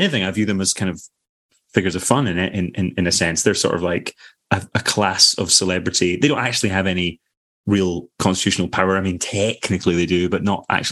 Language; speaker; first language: English; native; English